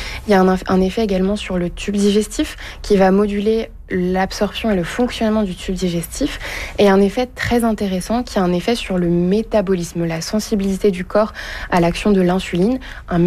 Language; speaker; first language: French; native; French